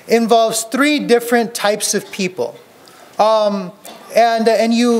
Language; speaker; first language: English; native; English